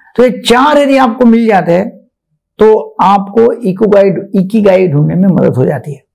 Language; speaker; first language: Hindi; non-native, local second language; Marathi